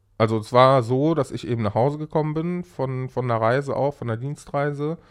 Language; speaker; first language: German; early bilingual, other home language; Arabic